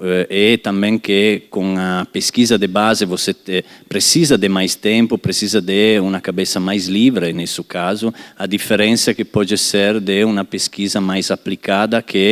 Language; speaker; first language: Portuguese; non-native, fluent; Italian